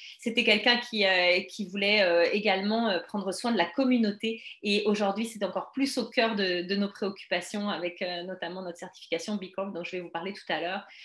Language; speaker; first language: French; native; French